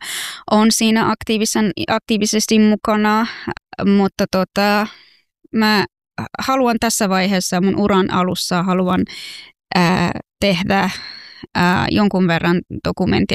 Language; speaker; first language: Finnish; non-native, fluent; Persian